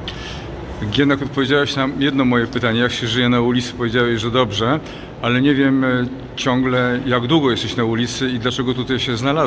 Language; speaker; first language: Polish; native; Polish